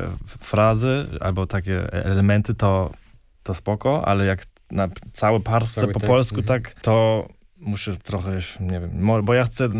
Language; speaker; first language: Polish; early bilingual, heritage; Polish